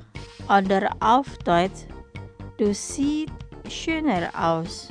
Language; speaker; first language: German; non-native, fluent; Indonesian